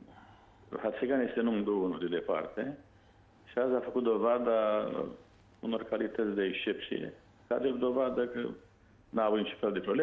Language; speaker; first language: Romanian; native; Romanian